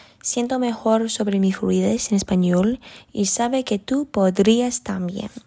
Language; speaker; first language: Spanish; non-native, learner; English